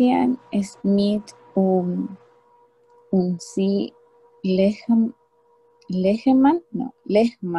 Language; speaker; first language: German; non-native, learner; Spanish